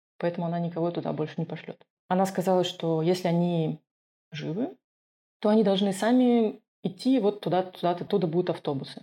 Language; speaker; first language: Russian; non-native, local second language; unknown